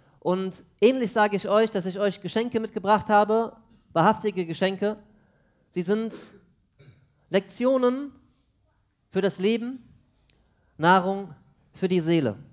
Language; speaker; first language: German; early bilingual, other home language; Urdu